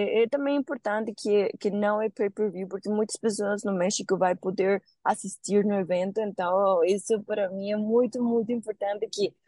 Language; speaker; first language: Portuguese; non-native, learner; Spanish